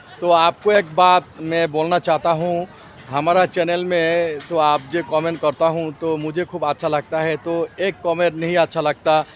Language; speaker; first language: Hindi; non-native, learner; Bangla